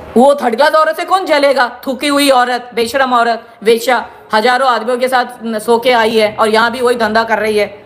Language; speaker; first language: Hindi; non-native, local second language; Gujarati